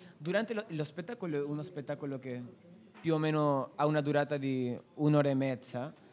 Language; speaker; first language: Italian; non-native, fluent; Spanish